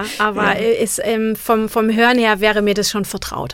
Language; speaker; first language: German; non-native, fluent; Czech